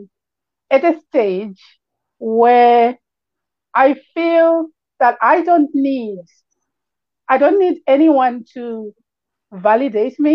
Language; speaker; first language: English; non-native, local second language; Shona